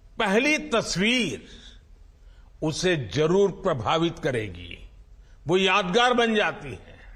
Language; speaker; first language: Hindi; non-native, local second language; Gujarati